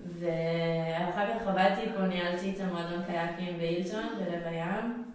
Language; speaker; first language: Hebrew; early bilingual, heritage; Hebrew